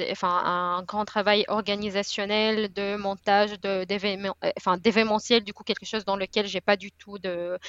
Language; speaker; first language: French; non-native, fluent; Arabic